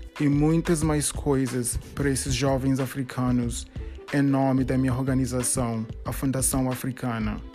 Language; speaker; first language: Portuguese; non-native, learner; English